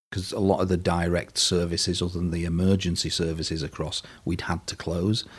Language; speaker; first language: English; native; English